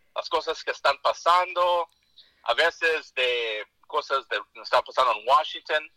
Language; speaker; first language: Spanish; early bilingual, heritage; Spanish